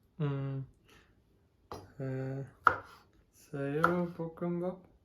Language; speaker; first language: Korean; non-native, learner; German